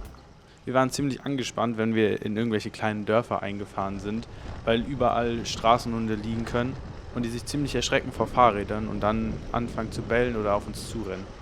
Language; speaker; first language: German; native; German